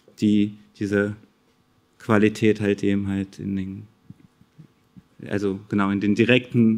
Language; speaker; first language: German; native; German